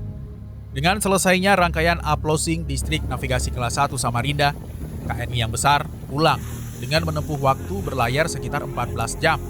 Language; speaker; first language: Indonesian; native; Indonesian